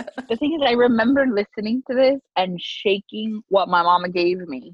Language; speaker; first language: English; native; English